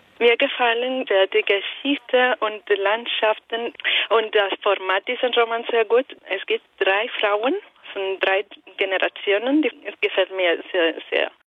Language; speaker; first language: German; non-native, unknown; Italian